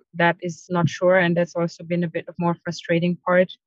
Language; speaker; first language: English; non-native, fluent; German